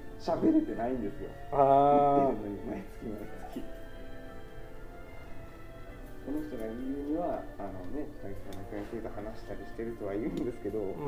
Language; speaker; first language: Japanese; native; Japanese